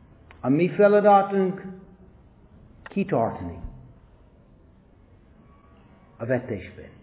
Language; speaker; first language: Hungarian; non-native, fluent; English